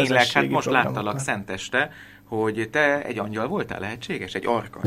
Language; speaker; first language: Hungarian; native; Hungarian